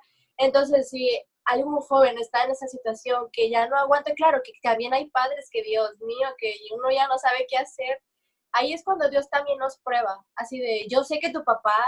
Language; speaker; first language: Spanish; native; Spanish